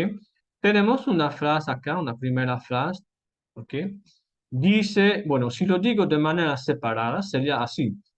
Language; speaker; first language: Spanish; non-native, fluent; French